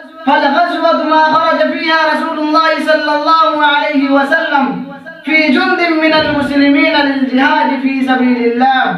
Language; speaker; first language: Arabic; non-native, learner; Urdu